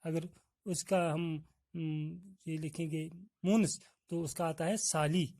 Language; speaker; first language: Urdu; non-native, local second language; Kashmiri